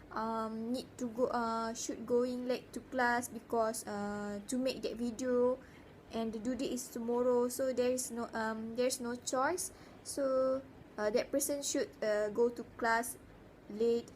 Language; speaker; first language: English; non-native, learner; Malay